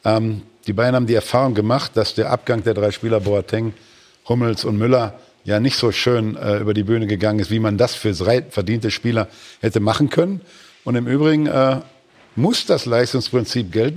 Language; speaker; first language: German; native; German